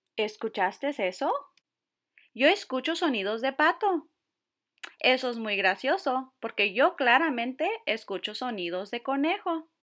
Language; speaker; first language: Spanish; early bilingual, heritage; Spanish